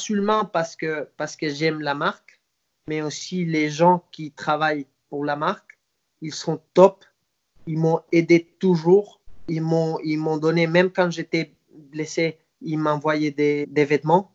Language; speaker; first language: French; non-native, fluent; Spanish